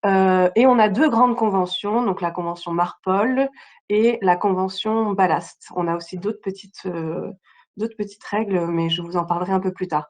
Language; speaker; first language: French; native; French